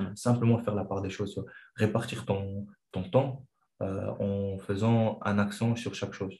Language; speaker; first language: French; non-native, fluent; Chechen